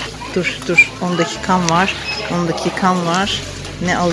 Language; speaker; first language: Turkish; native; Turkish